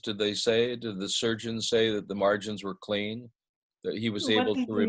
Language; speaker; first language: English; native; English